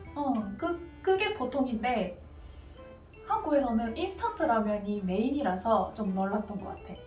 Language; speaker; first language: Korean; non-native, fluent; Japanese